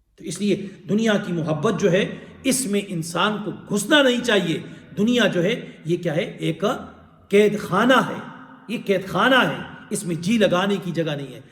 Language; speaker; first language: Urdu; non-native, local second language; Pashto